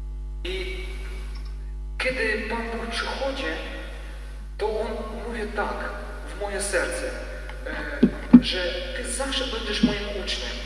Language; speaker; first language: Polish; non-native, learner; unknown